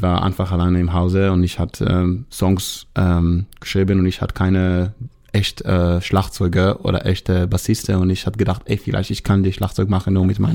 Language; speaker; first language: German; non-native, learner; Hebrew